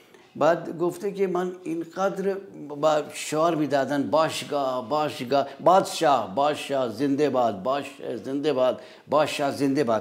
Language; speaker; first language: Persian; non-native, fluent; Urdu